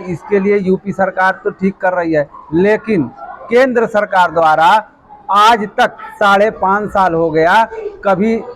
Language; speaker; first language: Hindi; native; Hindi